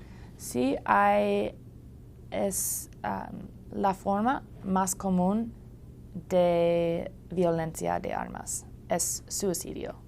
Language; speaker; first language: Spanish; non-native, learner; English